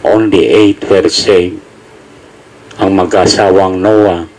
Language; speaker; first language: English; non-native, local second language; Filipino